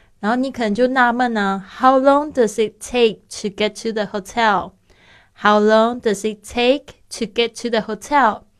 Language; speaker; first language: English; non-native, fluent; Chinese